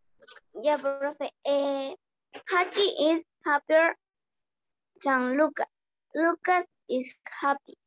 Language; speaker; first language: English; non-native, learner; Spanish